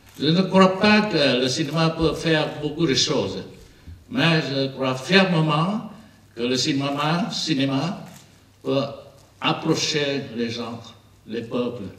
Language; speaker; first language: French; non-native, learner; Vietnamese